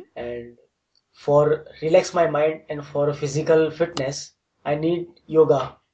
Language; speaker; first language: English; non-native, local second language; Hindi